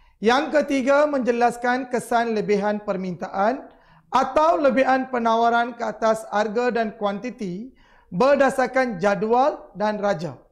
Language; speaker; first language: Malay; non-native, local second language; Tamil